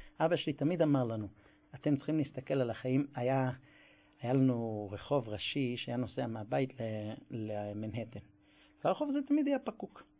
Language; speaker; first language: Hebrew; non-native, fluent; English